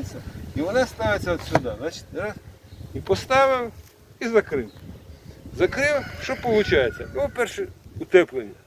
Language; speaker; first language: Ukrainian; native; Ukrainian